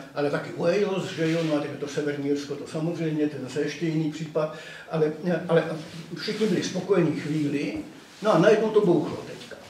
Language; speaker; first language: Czech; native; Czech